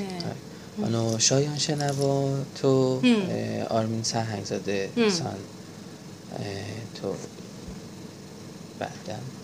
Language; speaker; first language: Japanese; non-native, learner; Persian